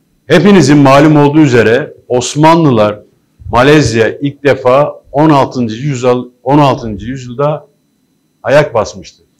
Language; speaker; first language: Turkish; native; Turkish